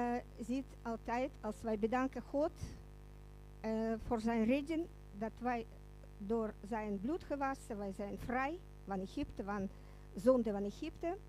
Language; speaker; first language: Dutch; non-native, learner; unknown